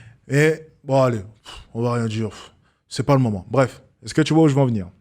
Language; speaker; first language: French; native; French